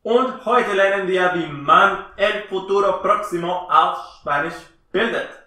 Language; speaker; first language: German; non-native, fluent; Spanish